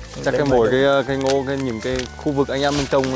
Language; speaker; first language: Vietnamese; native; Vietnamese